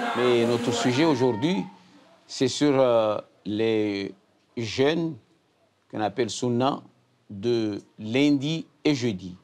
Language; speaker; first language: French; non-native, local second language; Comorian